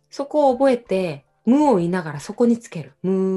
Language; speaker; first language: Japanese; non-native, fluent; Korean